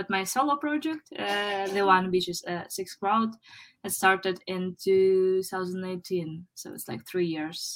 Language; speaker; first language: English; non-native, fluent; Ukrainian